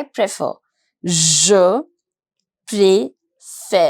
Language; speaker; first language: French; non-native, fluent; Hindi